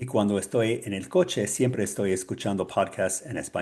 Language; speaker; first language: Spanish; non-native, learner; English